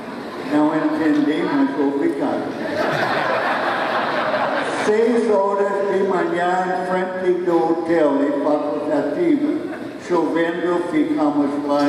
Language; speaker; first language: Portuguese; non-native, fluent; English